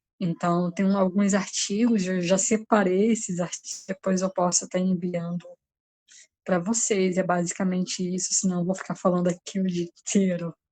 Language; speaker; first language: Portuguese; native; Portuguese